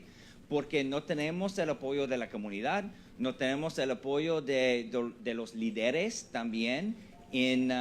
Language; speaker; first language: Spanish; non-native, fluent; English